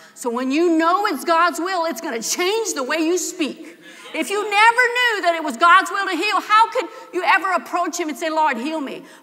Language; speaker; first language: English; native; English